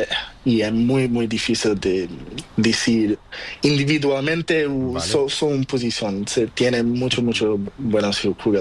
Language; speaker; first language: Spanish; non-native, learner; Portuguese